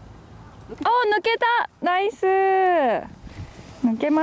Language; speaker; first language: Japanese; native; Japanese